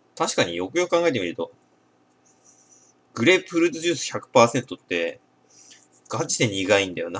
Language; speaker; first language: Japanese; native; Japanese